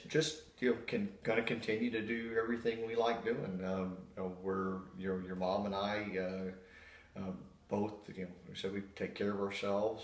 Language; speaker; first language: English; native; English